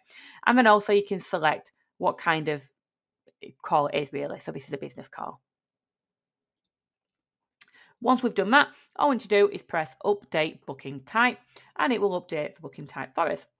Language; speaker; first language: English; native; English